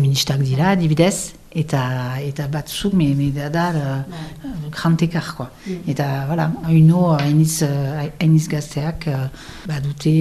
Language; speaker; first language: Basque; non-native, local second language; French